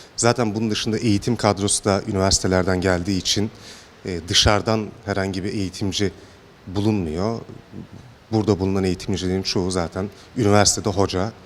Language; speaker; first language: Turkish; native; Turkish